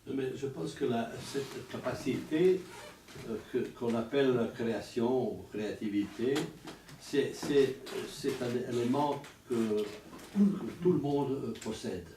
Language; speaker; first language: French; non-native, fluent; Italian